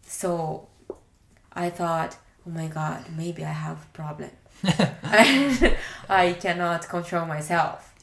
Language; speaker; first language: English; non-native, learner; Japanese